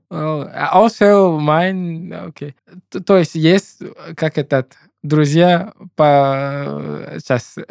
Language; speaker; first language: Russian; non-native, learner; English